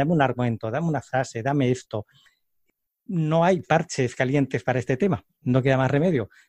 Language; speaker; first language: Spanish; native; Spanish